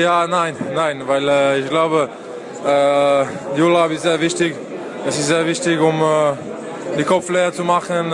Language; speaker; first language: German; non-native, fluent; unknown